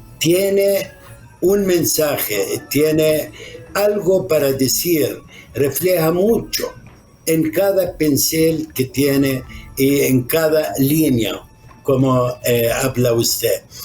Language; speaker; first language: Spanish; non-native, fluent; Arabic